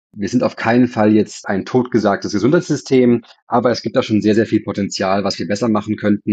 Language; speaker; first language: German; native; German